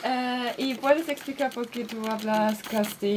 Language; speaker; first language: Spanish; non-native, learner; German